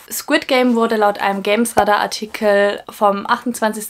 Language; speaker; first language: German; native; German